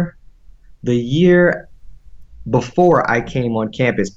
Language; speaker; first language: English; native; English